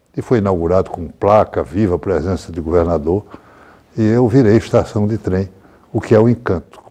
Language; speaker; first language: Portuguese; native; Portuguese